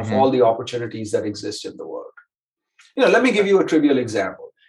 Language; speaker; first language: English; non-native, local second language; Hindi